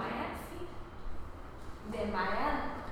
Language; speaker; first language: Spanish; non-native, learner; English